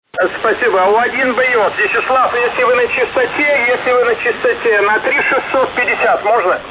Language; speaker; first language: Russian; native; Russian